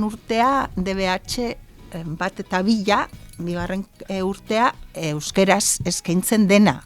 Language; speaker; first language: Basque; non-native, local second language; Spanish